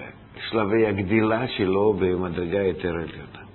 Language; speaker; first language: Hebrew; non-native, fluent; Russian